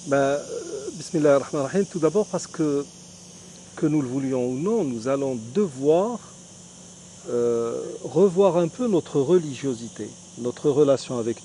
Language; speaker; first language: French; non-native, local second language; Arabic